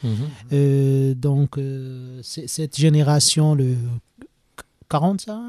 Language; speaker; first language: French; non-native, learner; Arabic